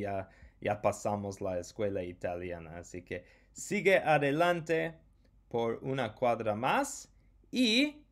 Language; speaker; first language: Spanish; non-native, fluent; English